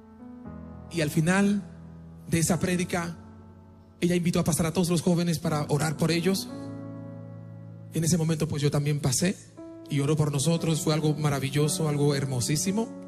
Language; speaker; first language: Spanish; non-native, fluent; Haitian Creole